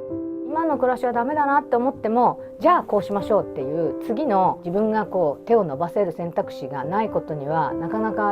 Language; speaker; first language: Japanese; native; Japanese